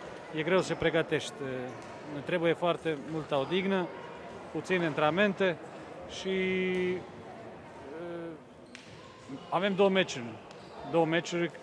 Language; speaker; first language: Romanian; non-native, fluent; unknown